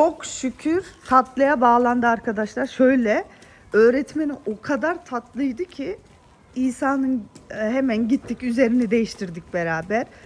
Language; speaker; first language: Turkish; early bilingual, heritage; Turkish